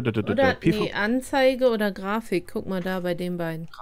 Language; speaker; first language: German; native; German